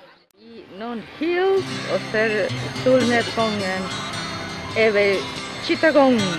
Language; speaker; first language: Swedish; non-native, fluent; Spanish